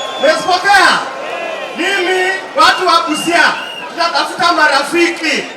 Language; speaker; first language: Swahili; non-native, local second language; Luyia